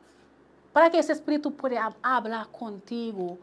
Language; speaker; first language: Spanish; non-native, local second language; Haitian Creole